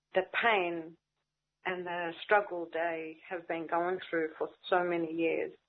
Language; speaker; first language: English; native; English